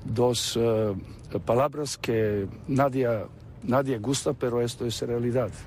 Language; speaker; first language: Spanish; non-native, fluent; Serbian